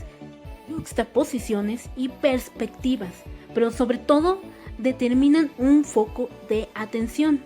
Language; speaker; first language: Spanish; native; Spanish